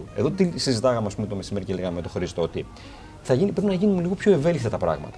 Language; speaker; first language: Greek; native; Greek